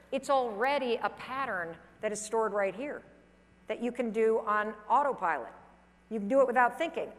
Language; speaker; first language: English; native; English